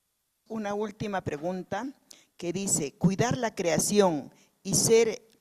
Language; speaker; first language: Spanish; native; Spanish